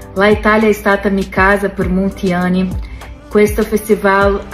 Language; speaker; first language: Italian; non-native, fluent; Portuguese